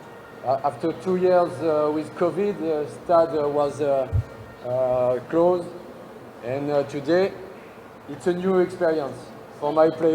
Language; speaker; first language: English; non-native, learner; French